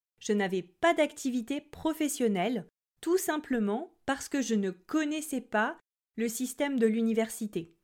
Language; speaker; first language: French; native; French